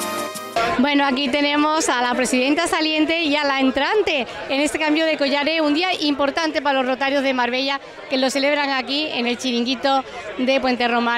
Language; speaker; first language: Spanish; native; Spanish